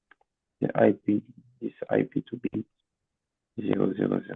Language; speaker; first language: English; non-native, learner; Portuguese